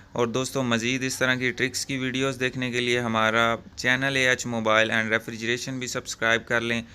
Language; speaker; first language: Urdu; non-native, local second language; Punjabi